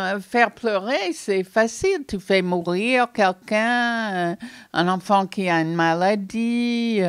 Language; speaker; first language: French; non-native, fluent; English